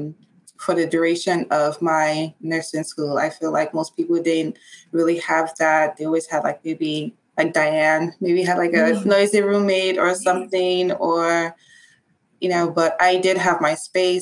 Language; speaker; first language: English; non-native, local second language; Igbo